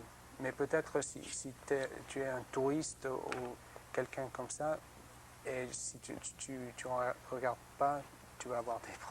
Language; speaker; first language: French; non-native, learner; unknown